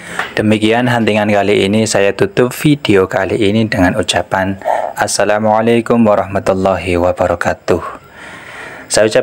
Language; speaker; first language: Indonesian; native; Indonesian